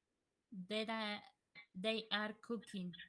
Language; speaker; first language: English; non-native, learner; Spanish